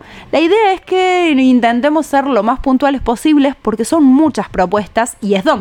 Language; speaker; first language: Spanish; native; Spanish